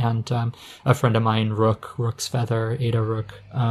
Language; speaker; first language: English; native; English